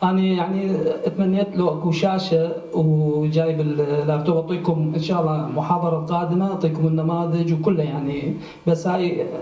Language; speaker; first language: Arabic; native; Arabic